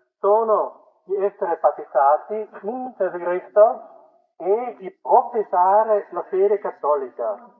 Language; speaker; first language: Italian; non-native, fluent; German